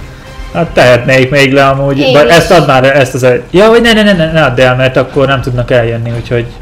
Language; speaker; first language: Hungarian; native; Hungarian